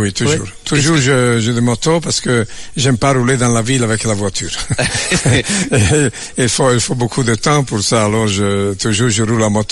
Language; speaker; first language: French; non-native, learner; Italian